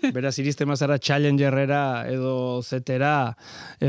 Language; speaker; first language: Basque; native; Basque